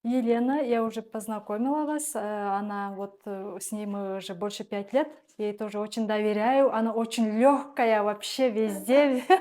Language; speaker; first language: Russian; non-native, local second language; Kyrgyz